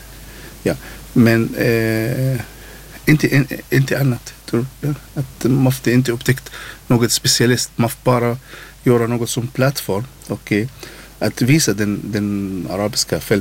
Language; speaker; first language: Swedish; non-native, learner; Arabic